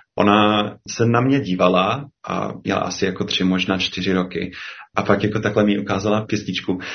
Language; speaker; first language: Czech; non-native, fluent; English